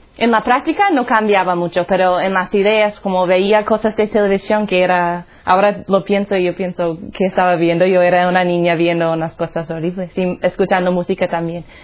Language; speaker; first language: Spanish; non-native, fluent; English